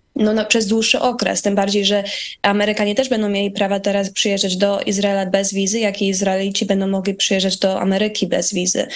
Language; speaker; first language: Polish; early bilingual, heritage; Polish